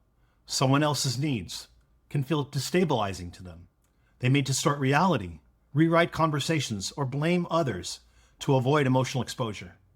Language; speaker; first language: English; native; English